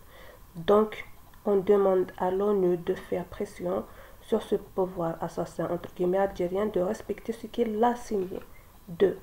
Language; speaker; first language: French; non-native, local second language; Kabyle